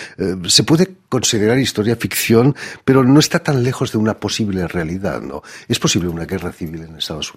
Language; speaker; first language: Spanish; native; Spanish